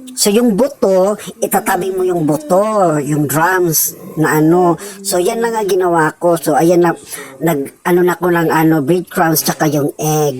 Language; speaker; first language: Filipino; non-native, local second language; Cebuano